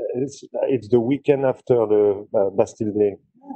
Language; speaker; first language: English; non-native, fluent; French